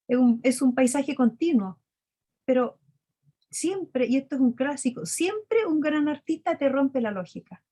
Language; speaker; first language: Spanish; native; Spanish